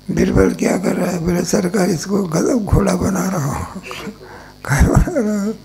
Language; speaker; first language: Hindi; non-native, local second language; Marathi